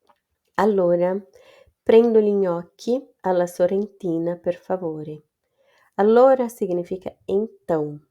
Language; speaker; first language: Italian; non-native, fluent; Portuguese